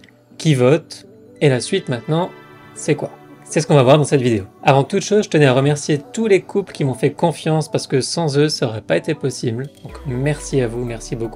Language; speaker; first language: French; native; French